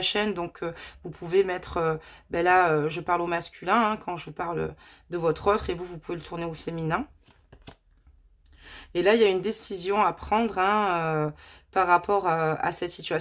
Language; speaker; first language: French; native; French